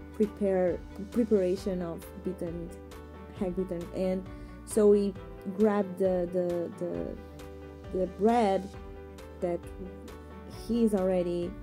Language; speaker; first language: English; non-native, fluent; Portuguese